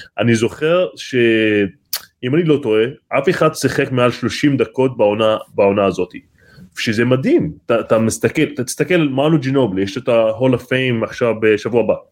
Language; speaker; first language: Hebrew; non-native, local second language; Arabic